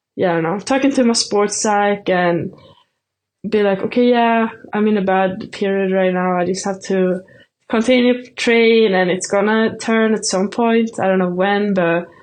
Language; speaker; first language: English; non-native, fluent; Swedish